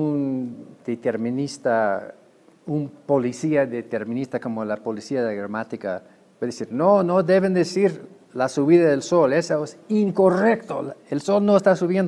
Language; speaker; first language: Spanish; non-native, fluent; English